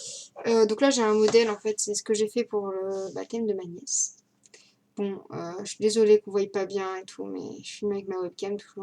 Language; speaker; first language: French; native; French